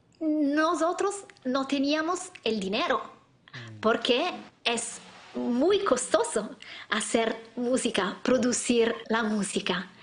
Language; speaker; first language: Spanish; non-native, learner; Italian